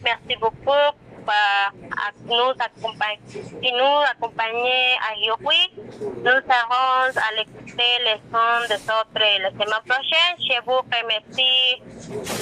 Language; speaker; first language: French; non-native, learner; Spanish